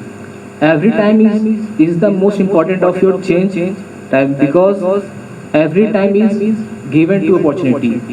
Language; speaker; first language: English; non-native, learner; Hindi